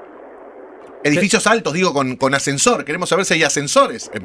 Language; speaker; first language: Spanish; native; Spanish